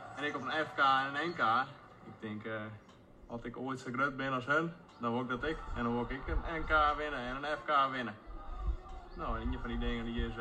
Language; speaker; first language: Dutch; non-native, local second language; Western Frisian